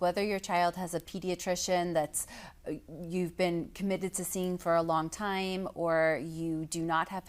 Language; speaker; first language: English; native; English